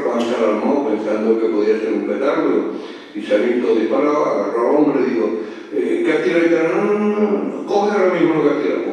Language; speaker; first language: Spanish; native; Spanish